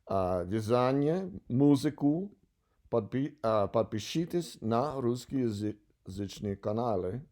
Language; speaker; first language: Russian; non-native, learner; English